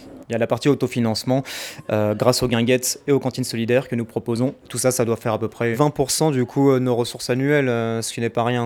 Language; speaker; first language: French; native; French